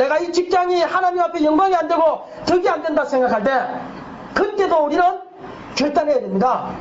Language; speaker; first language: Korean; native; Korean